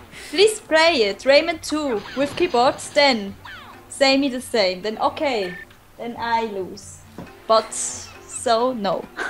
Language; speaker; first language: English; non-native, learner; German